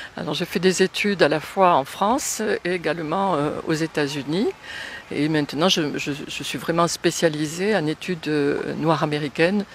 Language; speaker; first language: French; native; French